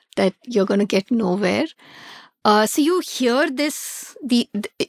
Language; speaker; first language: English; non-native, local second language; Hindi